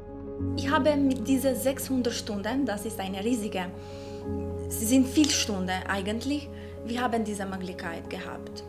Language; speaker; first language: German; non-native, fluent; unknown